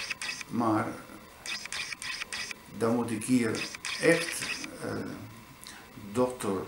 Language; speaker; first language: Dutch; non-native, fluent; Italian